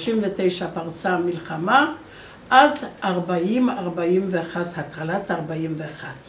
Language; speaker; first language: Hebrew; non-native, fluent; Polish